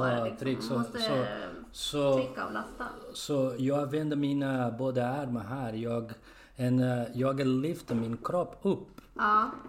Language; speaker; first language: Swedish; non-native, learner; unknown